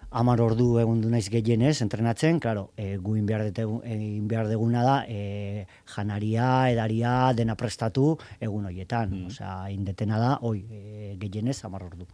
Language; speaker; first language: Basque; native; Basque